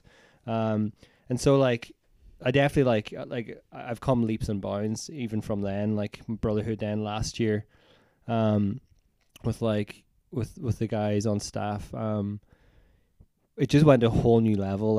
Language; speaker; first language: English; native; English